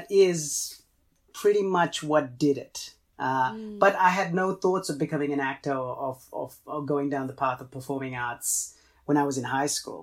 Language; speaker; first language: English; non-native, fluent; Tamil